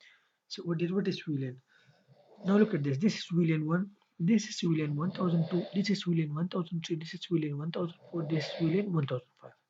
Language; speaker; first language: English; non-native, local second language; Urdu